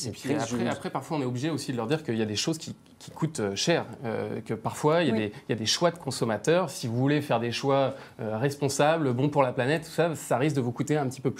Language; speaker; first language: French; native; French